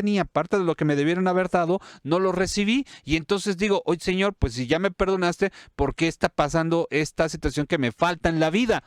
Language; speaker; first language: Spanish; native; Spanish